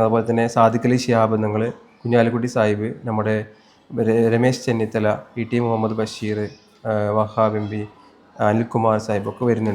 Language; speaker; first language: Malayalam; native; Malayalam